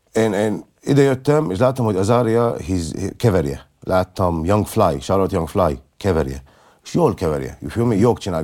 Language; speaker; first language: Hungarian; non-native, learner; English